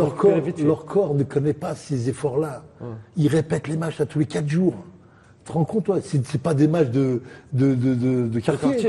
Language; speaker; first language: French; non-native, local second language; Arabic